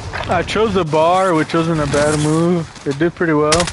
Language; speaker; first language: English; early bilingual, other home language; Spanish